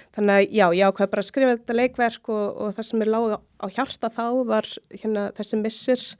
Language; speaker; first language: Icelandic; early bilingual, heritage; Icelandic